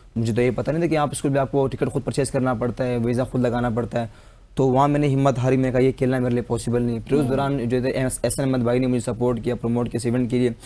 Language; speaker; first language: Urdu; non-native, local second language; Pashto